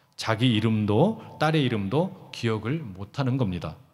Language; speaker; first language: Korean; native; Korean